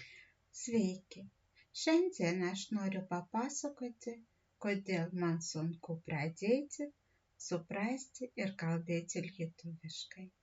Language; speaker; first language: Lithuanian; non-native, learner; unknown